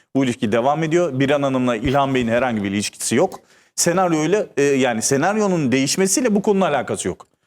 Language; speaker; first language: Turkish; native; Turkish